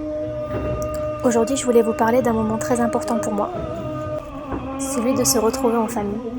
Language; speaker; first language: French; native; French